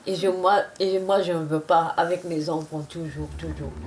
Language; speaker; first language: French; non-native, learner; Arabic